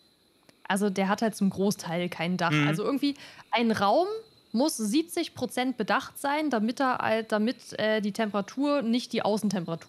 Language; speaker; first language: German; native; German